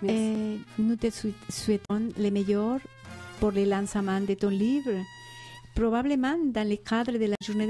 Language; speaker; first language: French; non-native, fluent; Spanish